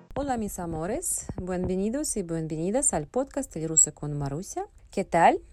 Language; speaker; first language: Spanish; non-native, fluent; Russian